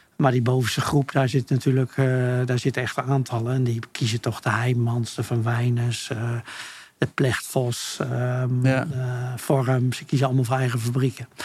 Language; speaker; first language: Dutch; native; Dutch